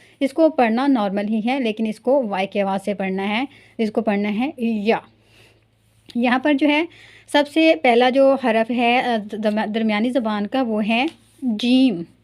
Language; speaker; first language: Urdu; native; Urdu